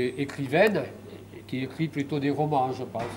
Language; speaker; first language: French; native; French